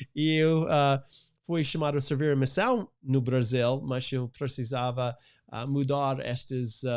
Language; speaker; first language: Portuguese; non-native, fluent; English